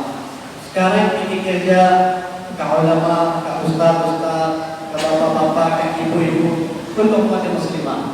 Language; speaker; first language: Indonesian; non-native, learner; Urdu